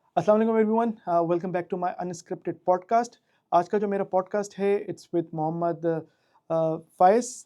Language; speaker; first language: Urdu; native; Urdu